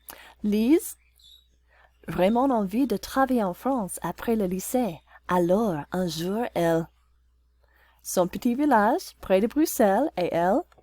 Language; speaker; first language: French; non-native, fluent; English